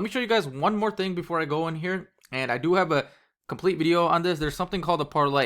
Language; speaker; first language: English; native; English